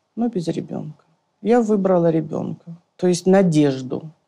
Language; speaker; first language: Russian; native; Russian